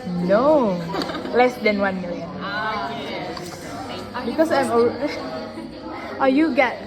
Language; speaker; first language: English; non-native, learner; Indonesian